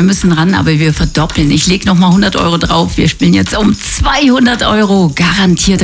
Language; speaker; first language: German; native; German